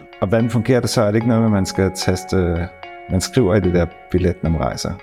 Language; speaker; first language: Danish; native; Danish